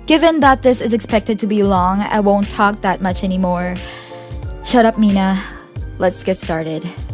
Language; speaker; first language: English; non-native, local second language; Filipino